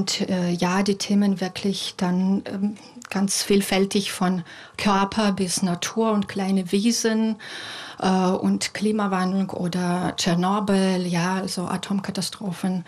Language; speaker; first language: German; non-native, fluent; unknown